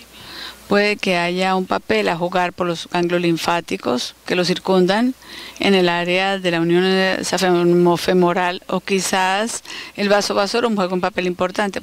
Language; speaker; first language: Spanish; native; Spanish